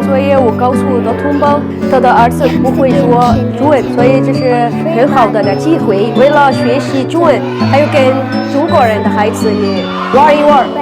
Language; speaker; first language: Chinese; non-native, fluent; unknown